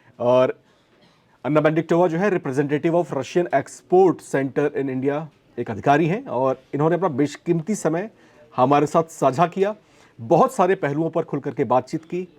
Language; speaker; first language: Hindi; native; Hindi